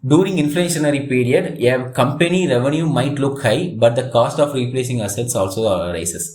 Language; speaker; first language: English; non-native, local second language; Tamil